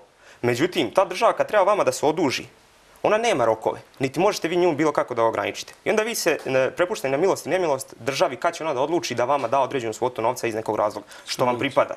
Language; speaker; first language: Croatian; native; Croatian